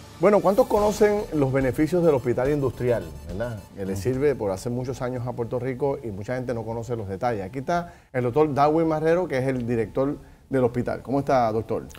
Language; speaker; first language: Spanish; native; Spanish